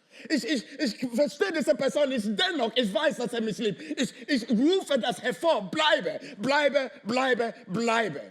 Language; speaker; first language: German; non-native, fluent; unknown